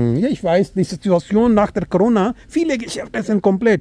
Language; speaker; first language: German; non-native, learner; Urdu